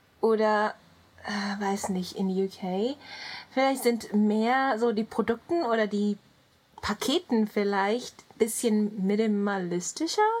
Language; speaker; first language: German; non-native, learner; Japanese